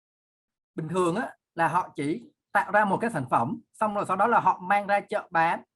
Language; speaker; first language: Vietnamese; native; Vietnamese